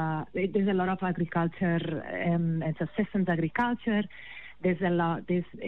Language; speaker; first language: English; non-native, fluent; Spanish